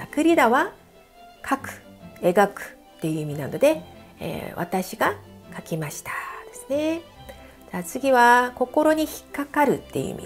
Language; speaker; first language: Japanese; non-native, fluent; Korean